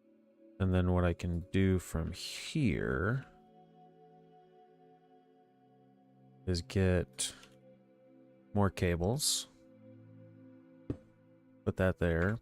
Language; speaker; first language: English; native; English